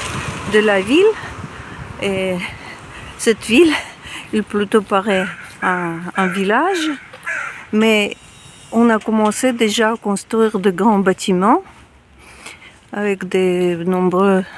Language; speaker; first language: French; non-native, fluent; Russian